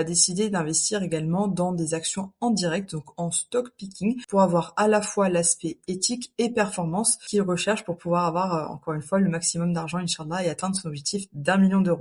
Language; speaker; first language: French; native; French